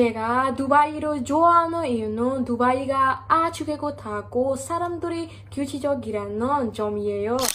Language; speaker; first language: Korean; non-native, learner; Burmese